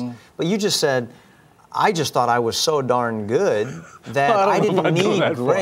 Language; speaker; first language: English; native; English